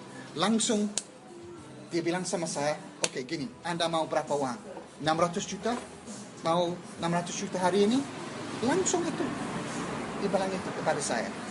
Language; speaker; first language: Indonesian; non-native, learner; English